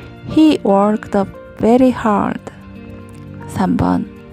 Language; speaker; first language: English; non-native, learner; Korean